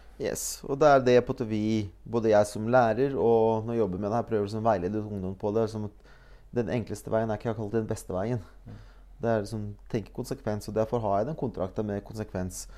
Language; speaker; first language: Norwegian; early bilingual, other home language; Bosnian